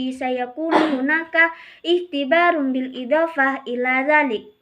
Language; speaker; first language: Arabic; non-native, learner; Indonesian